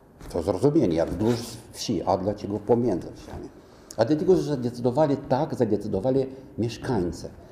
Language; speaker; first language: Polish; non-native, fluent; Romanian